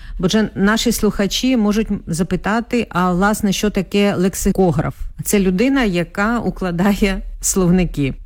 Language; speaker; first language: Ukrainian; native; Ukrainian